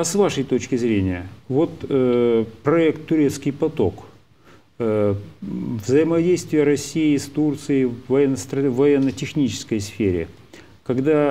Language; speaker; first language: Russian; native; Russian